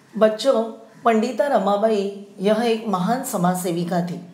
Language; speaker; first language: Hindi; non-native, local second language; Marathi